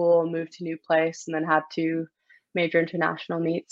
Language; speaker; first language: English; native; English